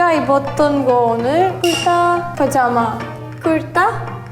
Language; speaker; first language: Korean; non-native, fluent; Hindi